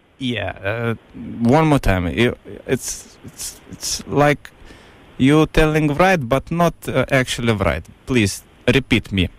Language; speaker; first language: English; non-native, learner; Lithuanian